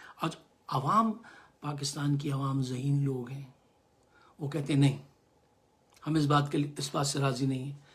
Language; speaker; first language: Urdu; native; Urdu